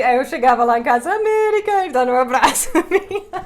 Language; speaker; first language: Portuguese; non-native, fluent; English